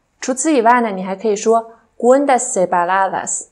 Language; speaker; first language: Chinese; native; Chinese